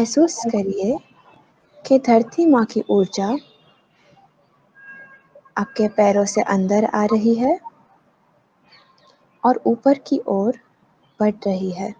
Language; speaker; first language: Hindi; native; Hindi